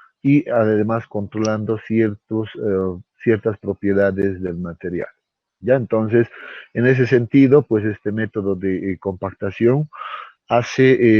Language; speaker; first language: Spanish; native; Spanish